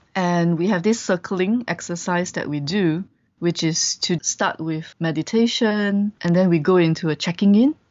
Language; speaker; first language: English; non-native, local second language; Chinese